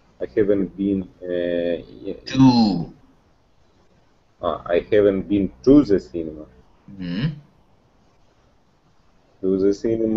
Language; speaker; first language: English; non-native, learner; Russian